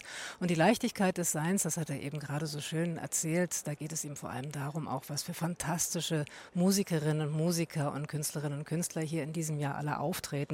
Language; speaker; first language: German; native; German